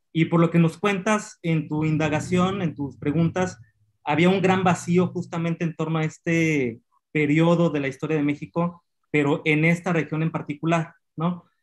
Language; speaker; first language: Spanish; native; Spanish